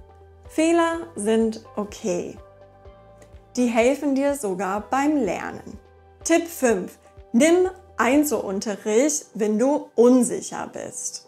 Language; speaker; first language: German; non-native, fluent; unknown